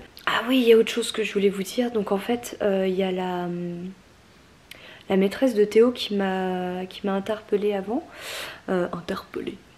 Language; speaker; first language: French; native; French